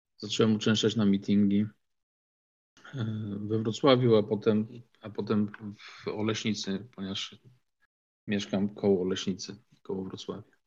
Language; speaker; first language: Polish; native; Polish